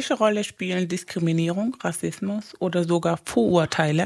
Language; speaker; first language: German; non-native, fluent; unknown